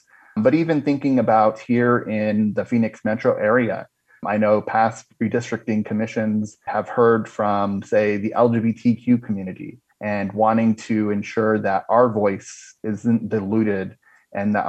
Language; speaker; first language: English; native; English